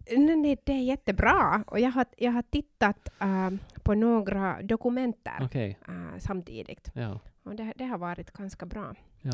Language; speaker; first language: Swedish; non-native, local second language; Finnish